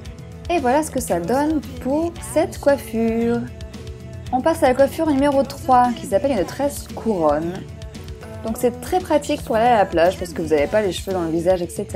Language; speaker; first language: French; native; French